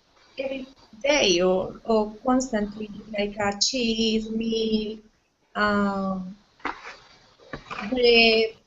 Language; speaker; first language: English; non-native, learner; Portuguese